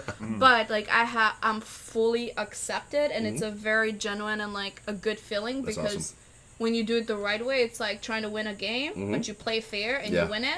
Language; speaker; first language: English; non-native, fluent; Albanian